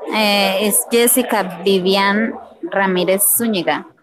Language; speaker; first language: English; non-native, learner; Spanish